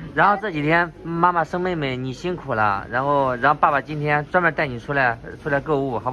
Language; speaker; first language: Chinese; native; Chinese